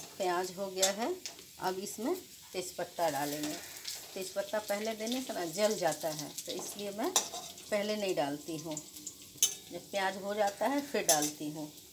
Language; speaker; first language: Hindi; native; Hindi